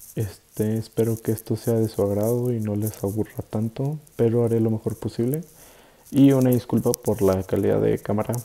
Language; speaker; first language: Spanish; native; Spanish